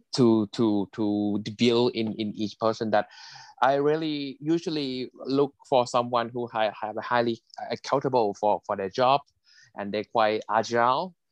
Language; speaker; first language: English; non-native, fluent; Thai